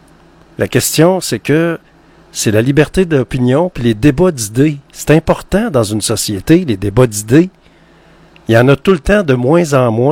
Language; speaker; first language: French; native; French